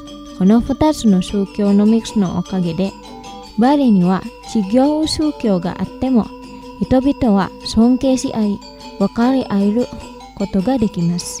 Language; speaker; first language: Japanese; non-native, fluent; Indonesian